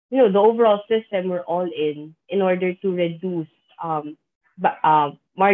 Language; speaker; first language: English; non-native, local second language; Filipino